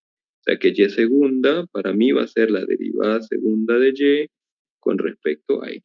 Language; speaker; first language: Spanish; native; Spanish